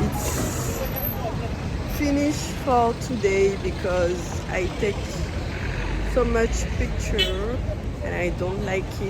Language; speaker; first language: English; non-native, learner; French